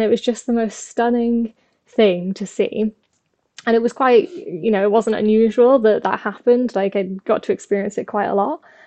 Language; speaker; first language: English; native; English